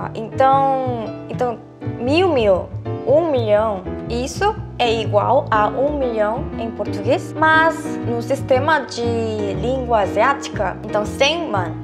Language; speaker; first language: Portuguese; non-native, fluent; Korean